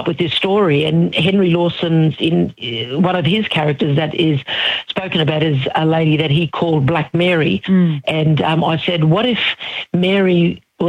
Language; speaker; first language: English; native; English